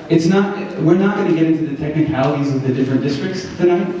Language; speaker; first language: English; native; English